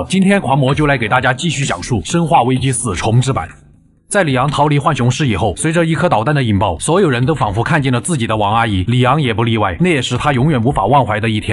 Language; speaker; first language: Chinese; native; Chinese